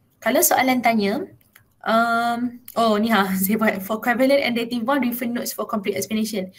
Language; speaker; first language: English; non-native, local second language; Malay